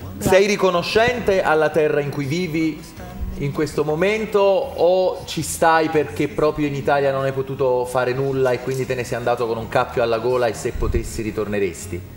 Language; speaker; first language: Italian; native; Italian